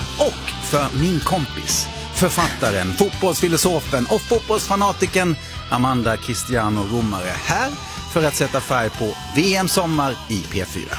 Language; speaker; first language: Swedish; native; Swedish